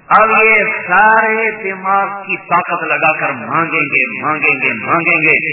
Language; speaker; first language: Urdu; non-native, local second language; Punjabi